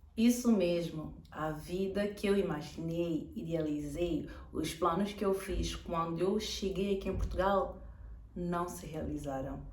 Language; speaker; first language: Portuguese; native; Portuguese